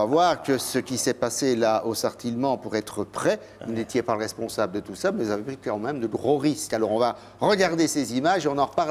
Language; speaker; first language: French; native; French